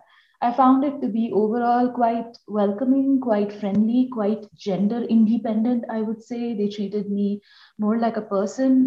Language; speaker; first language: English; non-native, local second language; Bangla